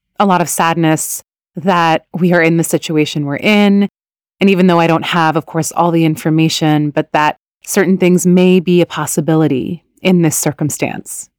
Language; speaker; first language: English; early bilingual, other home language; Persian